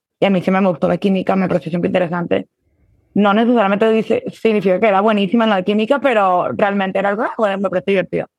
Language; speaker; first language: Spanish; early bilingual, heritage; Spanish